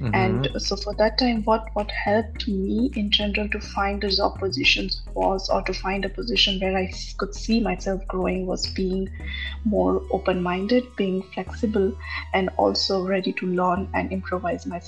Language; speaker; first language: English; non-native, local second language; Marathi